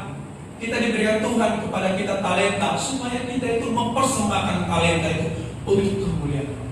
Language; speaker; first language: Indonesian; native; Indonesian